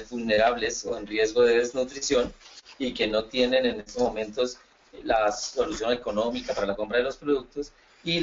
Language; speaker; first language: Spanish; native; Spanish